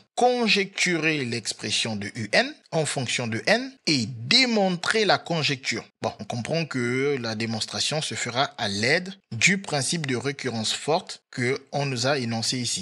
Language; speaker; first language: French; native; French